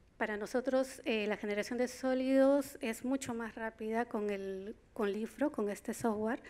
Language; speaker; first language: Spanish; native; Spanish